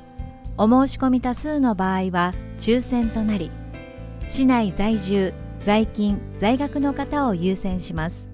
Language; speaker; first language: Japanese; native; Japanese